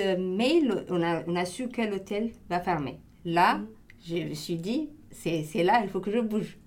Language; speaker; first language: French; non-native, learner; Amharic